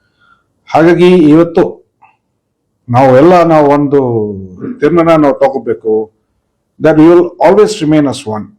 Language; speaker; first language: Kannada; non-native, fluent; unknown